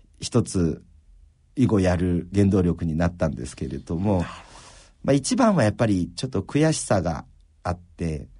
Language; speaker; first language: Japanese; early bilingual, other home language; Chinese